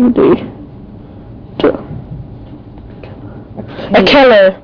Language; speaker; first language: French; non-native, learner; English